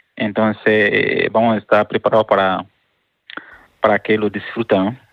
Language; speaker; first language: Spanish; non-native, learner; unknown